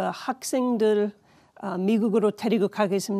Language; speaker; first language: Korean; non-native, learner; English